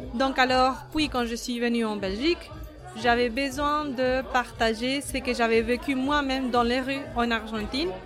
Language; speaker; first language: French; non-native, fluent; Spanish